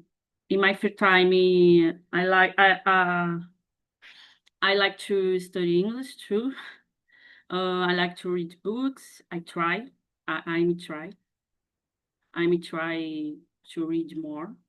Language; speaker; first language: English; non-native, learner; Portuguese